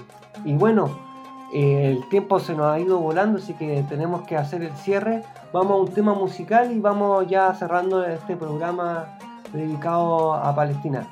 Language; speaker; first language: Spanish; native; Spanish